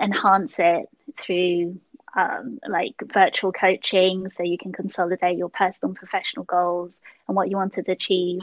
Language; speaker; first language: English; native; English